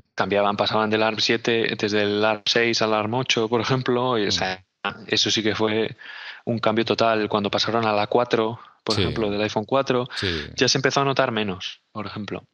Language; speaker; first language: Spanish; native; Spanish